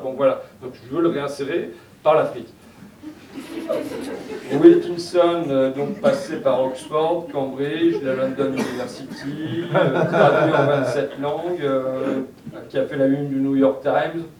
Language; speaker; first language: French; native; French